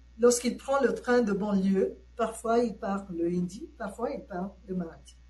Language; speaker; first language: French; non-native, fluent; Tamil